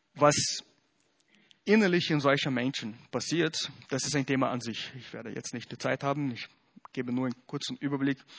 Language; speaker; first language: German; non-native, fluent; Portuguese